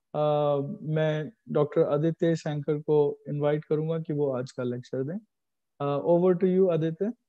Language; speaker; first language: Hindi; native; Hindi